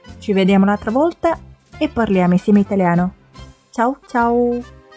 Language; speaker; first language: Italian; non-native, fluent; Chinese